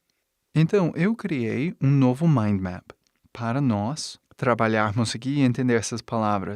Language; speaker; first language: Portuguese; non-native, fluent; English